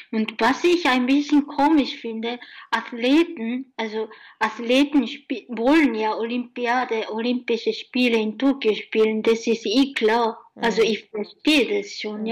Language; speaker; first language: German; non-native, learner; Japanese